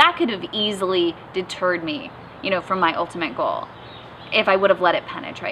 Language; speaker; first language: English; native; English